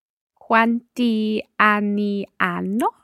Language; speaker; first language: Italian; non-native, learner; English